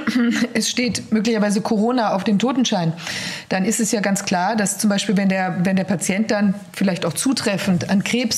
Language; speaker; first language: German; native; German